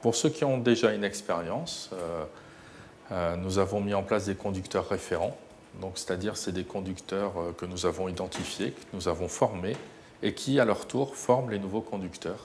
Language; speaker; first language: French; native; French